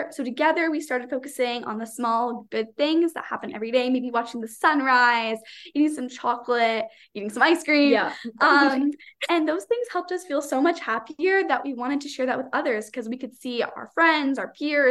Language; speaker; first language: English; native; English